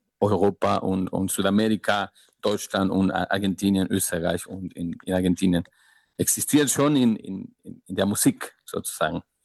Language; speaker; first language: German; non-native, fluent; Spanish